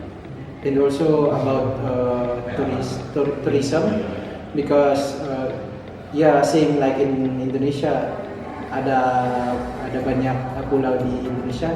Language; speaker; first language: Indonesian; non-native, learner; Filipino